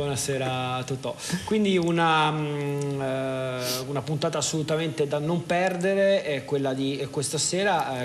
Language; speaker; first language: Italian; native; Italian